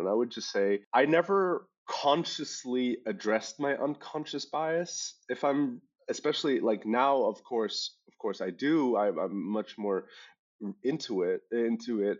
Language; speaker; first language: English; non-native, local second language; German